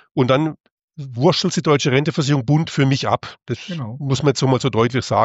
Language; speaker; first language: German; native; German